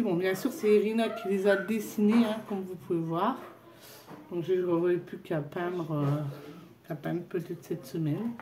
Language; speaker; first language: French; native; French